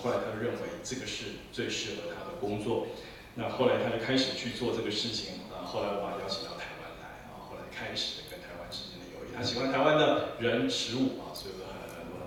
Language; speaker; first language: Chinese; native; Chinese